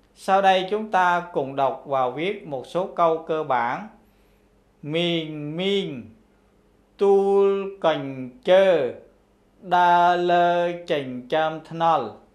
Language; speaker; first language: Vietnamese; non-native, local second language; Khmer